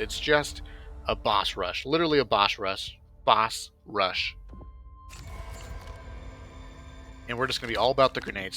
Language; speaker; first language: English; native; English